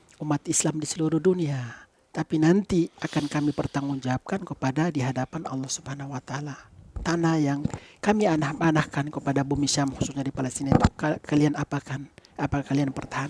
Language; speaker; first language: Indonesian; non-native, fluent; Arabic